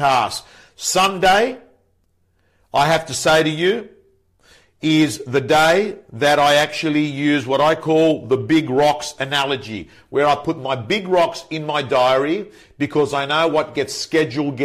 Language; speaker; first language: English; native; English